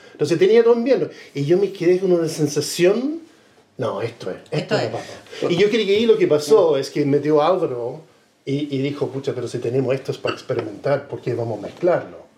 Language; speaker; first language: Spanish; non-native, fluent; English